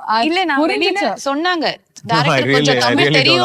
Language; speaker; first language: Tamil; native; Tamil